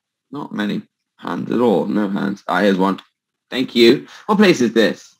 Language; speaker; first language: English; native; English